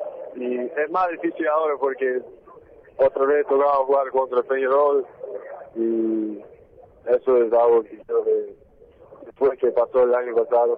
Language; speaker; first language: Spanish; non-native, fluent; English